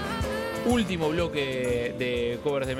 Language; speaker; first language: Spanish; native; Spanish